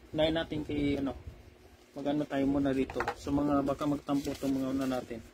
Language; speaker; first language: Filipino; non-native, local second language; Cebuano